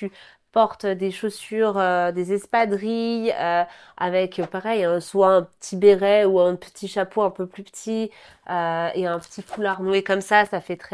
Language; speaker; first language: French; native; French